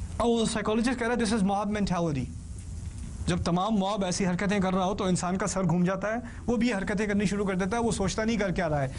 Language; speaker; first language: Urdu; early bilingual, heritage; Urdu